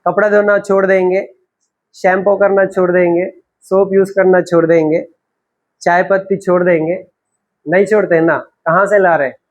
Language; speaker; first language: Hindi; non-native, local second language; Telugu